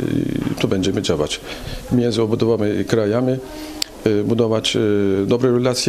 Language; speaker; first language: Polish; non-native, learner; Turkish